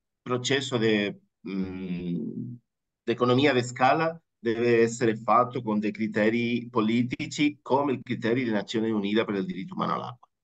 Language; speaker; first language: Italian; non-native, fluent; Spanish